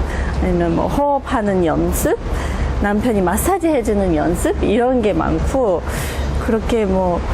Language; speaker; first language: Korean; non-native, fluent; English